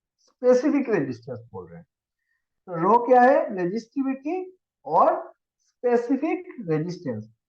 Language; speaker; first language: Hindi; non-native, local second language; Assamese